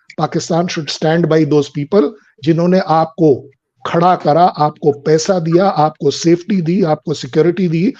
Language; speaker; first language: Hindi; native; Hindi